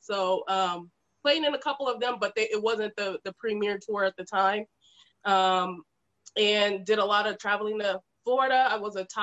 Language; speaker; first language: English; native; English